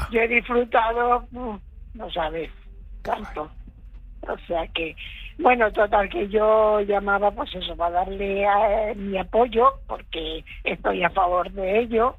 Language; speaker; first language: Spanish; native; Spanish